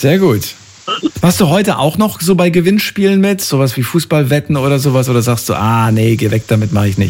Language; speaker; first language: German; native; German